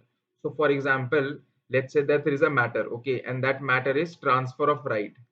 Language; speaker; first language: English; non-native, local second language; Hindi